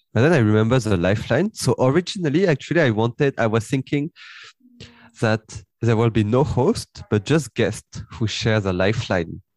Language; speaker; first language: English; early bilingual, heritage; French